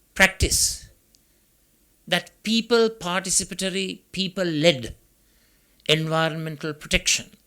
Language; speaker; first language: English; non-native, local second language; Sinhala